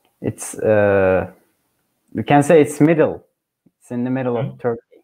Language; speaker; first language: English; non-native, learner; Turkish